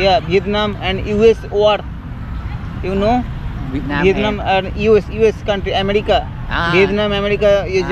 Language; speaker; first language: English; non-native, learner; Bangla